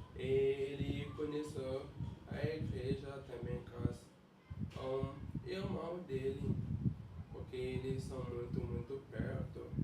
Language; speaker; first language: Portuguese; non-native, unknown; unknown